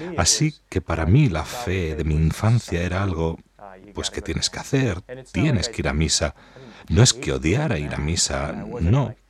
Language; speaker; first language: Spanish; non-native, fluent; English